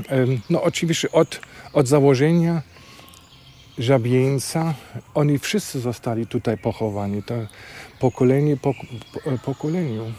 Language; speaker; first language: Polish; non-native, fluent; German